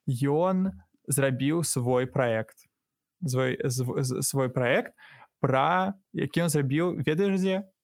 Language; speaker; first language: Belarusian; non-native, local second language; Russian